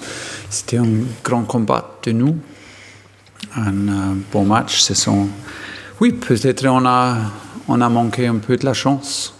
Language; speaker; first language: French; non-native, fluent; German